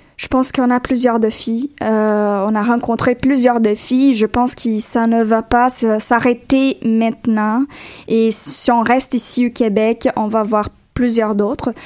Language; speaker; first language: French; non-native, fluent; Portuguese